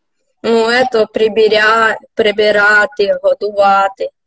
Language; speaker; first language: Russian; non-native, local second language; Ukrainian